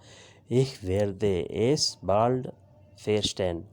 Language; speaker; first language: German; non-native, learner; Urdu